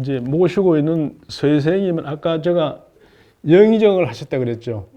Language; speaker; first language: Korean; native; Korean